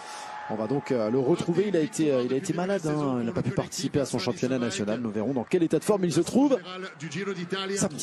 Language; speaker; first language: French; native; French